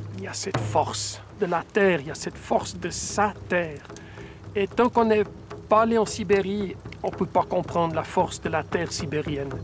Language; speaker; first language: French; native; French